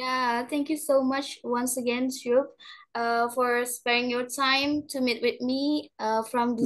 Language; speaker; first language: English; non-native, learner; Indonesian